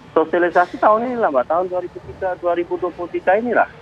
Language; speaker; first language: Indonesian; native; Indonesian